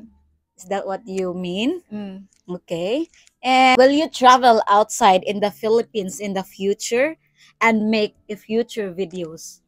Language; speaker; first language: English; non-native, local second language; Cebuano